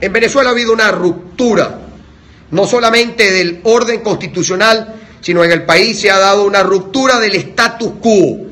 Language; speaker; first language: Spanish; native; Spanish